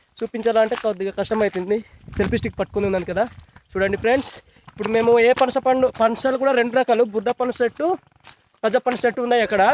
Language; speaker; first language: Telugu; non-native, local second language; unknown